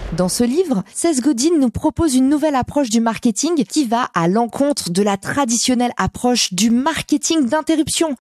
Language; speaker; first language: French; native; French